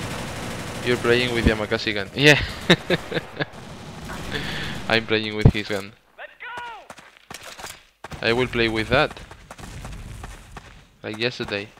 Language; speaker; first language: English; non-native, learner; Spanish